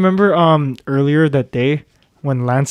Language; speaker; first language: English; native; English